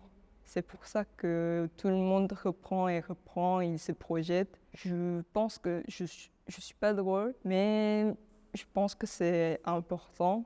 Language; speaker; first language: French; non-native, fluent; Korean